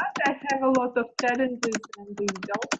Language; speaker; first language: English; non-native, learner; Russian